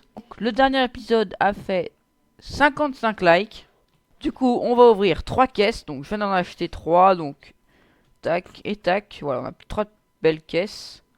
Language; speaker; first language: French; native; French